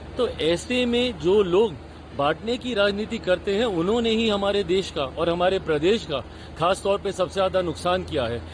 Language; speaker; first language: Hindi; native; Hindi